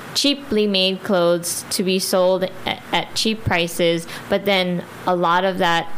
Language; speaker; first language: English; early bilingual, other home language; Filipino